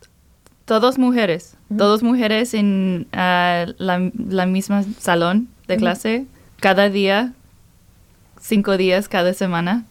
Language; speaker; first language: Spanish; non-native, learner; English